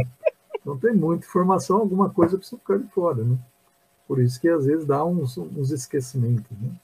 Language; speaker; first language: Portuguese; native; Portuguese